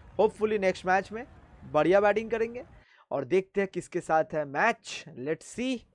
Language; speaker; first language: Hindi; native; Hindi